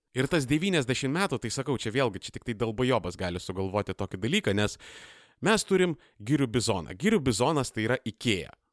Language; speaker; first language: Lithuanian; native; Lithuanian